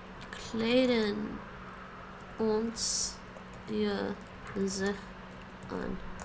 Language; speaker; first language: Dutch; non-native, learner; English